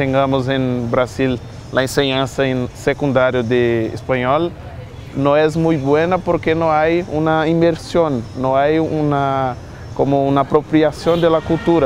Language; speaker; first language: Spanish; non-native, fluent; Portuguese